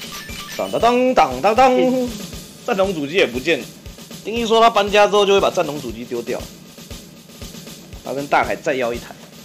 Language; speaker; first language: Chinese; native; Chinese